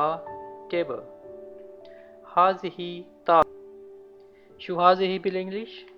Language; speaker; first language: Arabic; non-native, learner; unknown